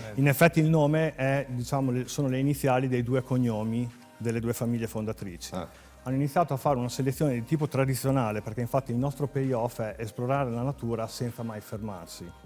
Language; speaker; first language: Italian; native; Italian